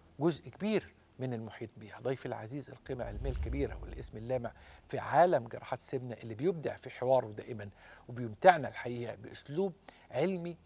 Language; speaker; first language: Arabic; native; Arabic